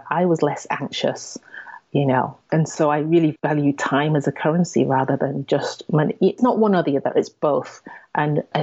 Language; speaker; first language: English; native; English